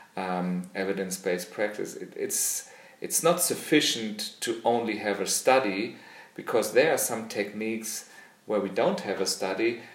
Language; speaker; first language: English; non-native, fluent; German